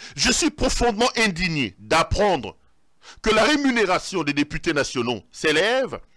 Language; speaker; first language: French; non-native, local second language; Lingala